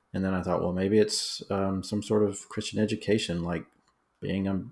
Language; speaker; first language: English; native; English